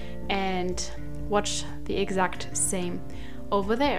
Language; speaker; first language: English; non-native, fluent; German